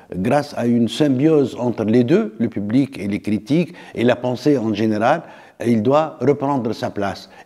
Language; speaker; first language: French; non-native, local second language; Arabic